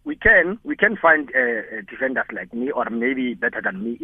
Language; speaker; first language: English; non-native, local second language; Tswana